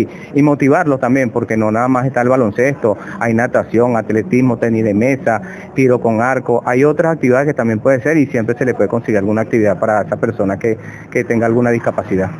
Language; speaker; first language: Spanish; native; Spanish